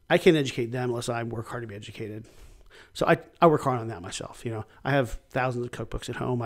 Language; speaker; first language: English; native; English